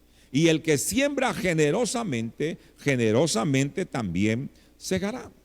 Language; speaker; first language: Spanish; native; Spanish